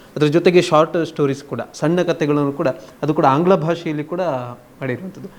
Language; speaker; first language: Kannada; native; Kannada